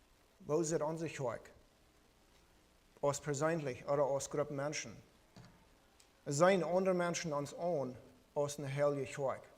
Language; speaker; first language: German; non-native, learner; Plautdietsch